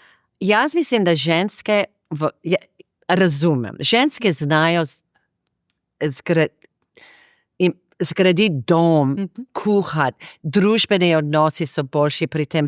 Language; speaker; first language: Slovenian; non-native, fluent; English